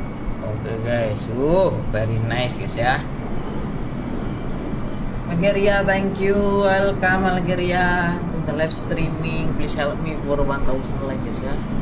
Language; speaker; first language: English; non-native, local second language; Indonesian